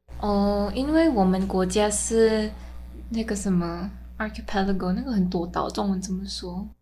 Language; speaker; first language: Chinese; non-native, fluent; Min Nan Chinese